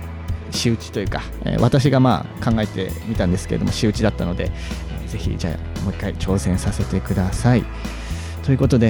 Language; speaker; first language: Japanese; native; Japanese